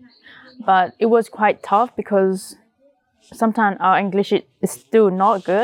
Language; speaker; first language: English; non-native, learner; Vietnamese